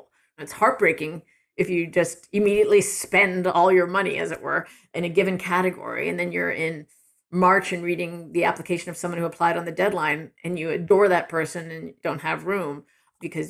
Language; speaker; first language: English; native; English